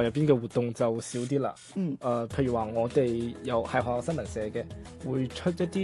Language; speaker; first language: Cantonese; native; Cantonese